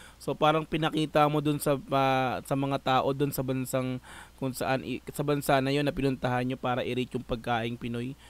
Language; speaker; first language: Filipino; native; Filipino